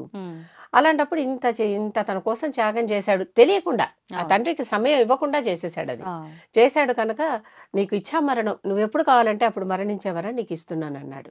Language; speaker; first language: Telugu; native; Telugu